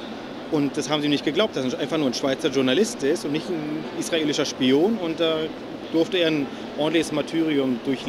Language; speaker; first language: German; native; German